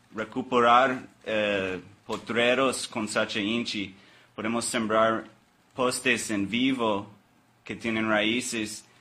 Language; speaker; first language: Spanish; non-native, learner; English